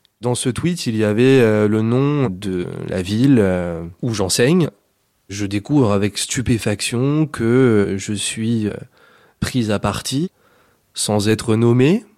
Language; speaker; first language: French; native; French